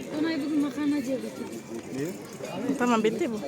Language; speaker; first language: Turkish; non-native, learner; Indonesian